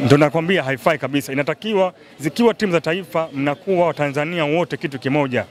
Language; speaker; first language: Swahili; native; Swahili